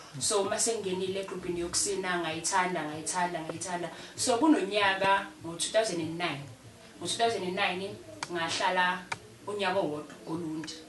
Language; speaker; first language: Zulu; native; Zulu